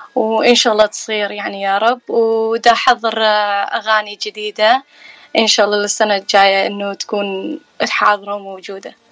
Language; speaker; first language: Arabic; native; Arabic